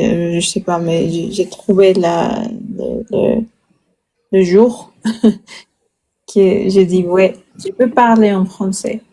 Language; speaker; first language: French; non-native, learner; Spanish